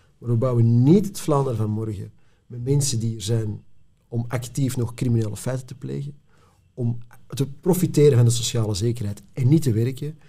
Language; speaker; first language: Dutch; native; Dutch